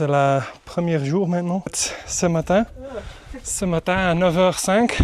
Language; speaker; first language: French; non-native, local second language; Dutch